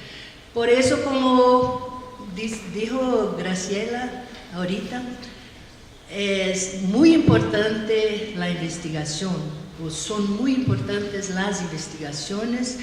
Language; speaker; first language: Spanish; non-native, learner; Portuguese